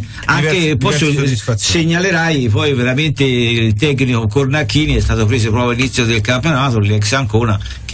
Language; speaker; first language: Italian; native; Italian